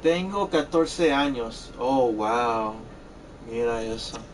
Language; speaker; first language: Spanish; early bilingual, heritage; Spanish